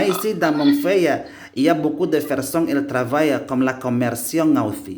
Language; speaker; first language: French; non-native, learner; Indonesian